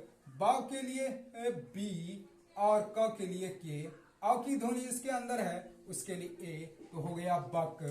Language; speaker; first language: Hindi; native; Hindi